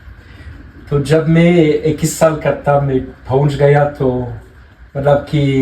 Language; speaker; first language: Hindi; non-native, learner; French